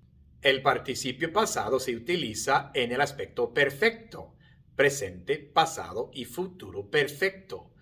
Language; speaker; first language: Spanish; non-native, fluent; English